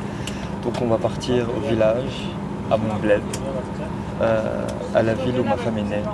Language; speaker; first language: French; early bilingual, heritage; Turkish